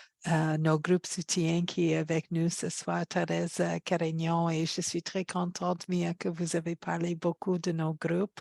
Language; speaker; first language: French; non-native, fluent; English